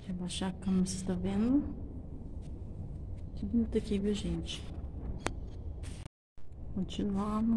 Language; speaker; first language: Portuguese; native; Portuguese